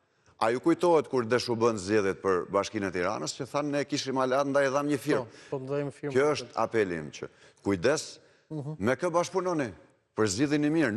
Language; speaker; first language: Albanian; native; Albanian